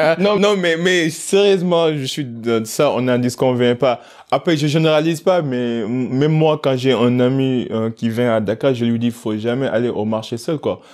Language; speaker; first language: French; non-native, local second language; Wolof